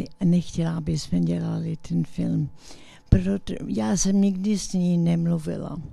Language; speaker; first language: Czech; early bilingual, heritage; English